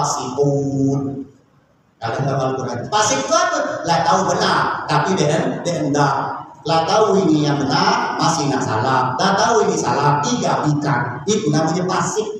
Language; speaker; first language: Indonesian; native; Indonesian